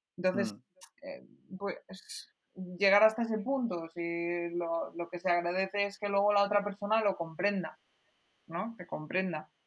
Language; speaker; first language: Spanish; native; Spanish